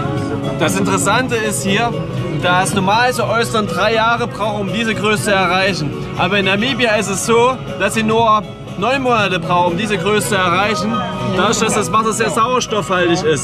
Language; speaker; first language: German; native; German